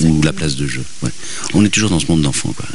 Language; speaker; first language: French; native; French